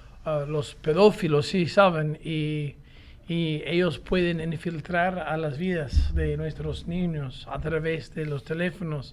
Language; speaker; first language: Spanish; non-native, fluent; English